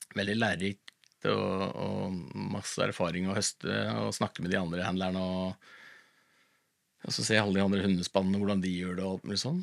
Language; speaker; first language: Norwegian; native; Norwegian